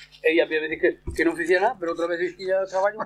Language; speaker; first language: Spanish; non-native, local second language; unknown